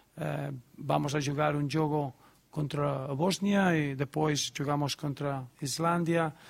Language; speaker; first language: Portuguese; non-native, learner; Spanish